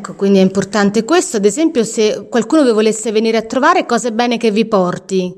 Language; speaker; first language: Italian; native; Italian